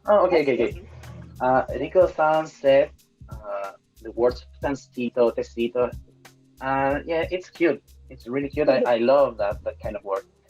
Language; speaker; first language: English; non-native, fluent; Spanish